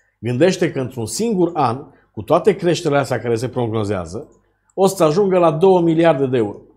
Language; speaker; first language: Romanian; native; Romanian